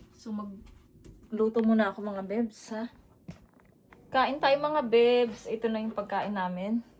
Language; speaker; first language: Filipino; non-native, local second language; Pampanga